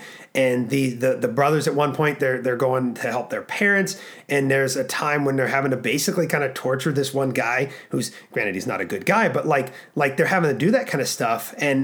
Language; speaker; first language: English; native; English